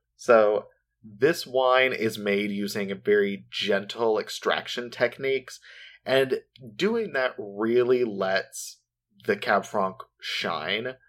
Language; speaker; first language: English; native; English